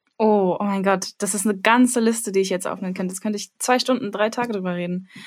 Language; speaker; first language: German; early bilingual, other home language; Armenian